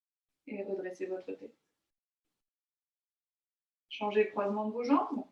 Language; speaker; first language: French; native; French